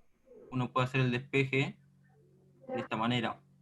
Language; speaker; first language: Spanish; native; Spanish